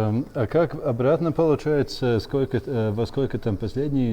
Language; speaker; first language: Russian; non-native, fluent; Latvian